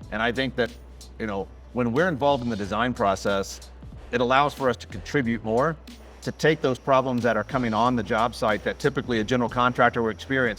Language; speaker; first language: English; native; English